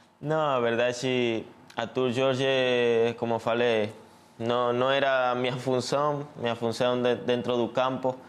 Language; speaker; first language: Portuguese; non-native, learner; Spanish